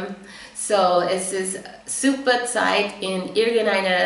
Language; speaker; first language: German; non-native, fluent; English